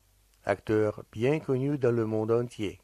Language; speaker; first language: French; non-native, fluent; Russian